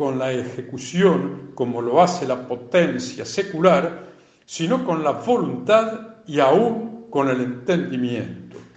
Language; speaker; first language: Spanish; native; Spanish